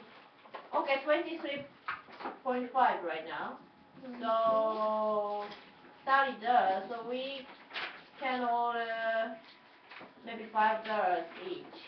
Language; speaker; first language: English; non-native, learner; Japanese